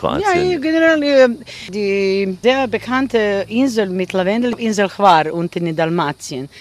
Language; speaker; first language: German; non-native, learner; Croatian